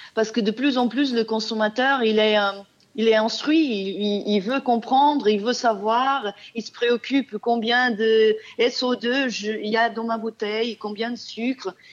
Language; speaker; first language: French; non-native, fluent; Portuguese